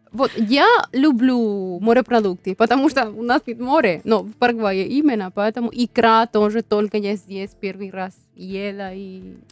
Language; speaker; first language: Russian; non-native, learner; Spanish